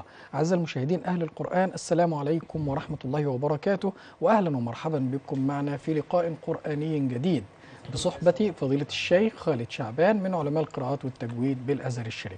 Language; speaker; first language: Arabic; native; Arabic